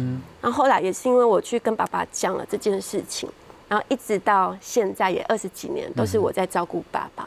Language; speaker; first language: Chinese; native; Chinese